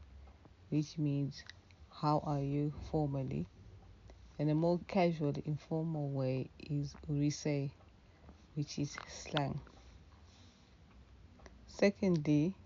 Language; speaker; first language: English; non-native, local second language; Shona